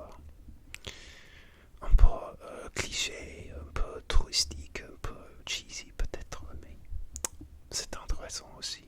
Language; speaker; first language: French; non-native, learner; English